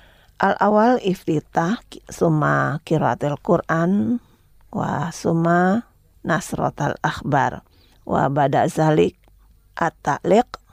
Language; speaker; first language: Arabic; non-native, fluent; Indonesian